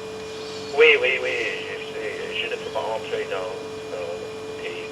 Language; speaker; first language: French; non-native, fluent; English